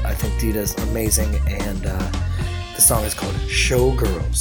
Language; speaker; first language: English; native; English